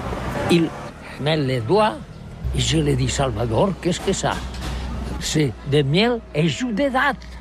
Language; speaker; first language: French; non-native, learner; Catalan